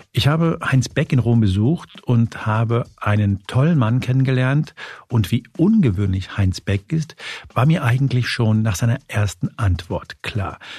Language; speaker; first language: German; early bilingual, other home language; Spanish